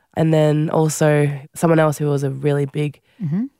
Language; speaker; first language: English; native; English